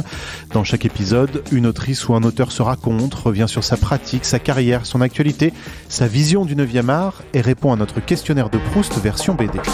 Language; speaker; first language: French; native; French